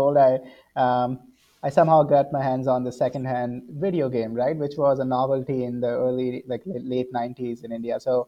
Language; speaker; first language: English; non-native, local second language; Hindi